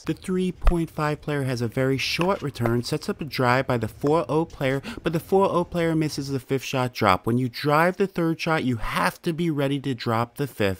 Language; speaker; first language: English; native; English